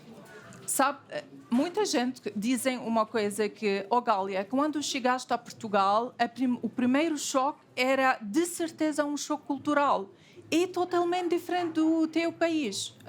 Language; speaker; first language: Portuguese; non-native, fluent; Arabic